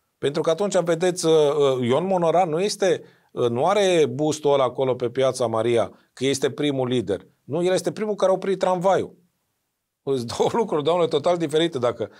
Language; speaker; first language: Romanian; native; Romanian